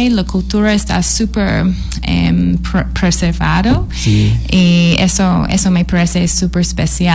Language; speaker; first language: Spanish; non-native, fluent; English